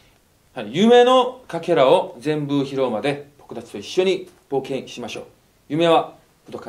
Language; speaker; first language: Japanese; native; Japanese